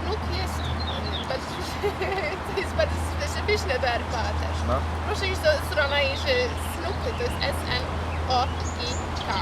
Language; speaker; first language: Polish; non-native, learner; Afrikaans